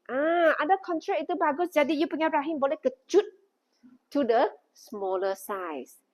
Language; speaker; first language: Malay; non-native, local second language; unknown